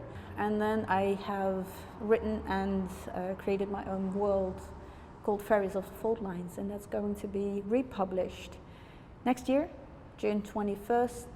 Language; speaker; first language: English; non-native, fluent; Dutch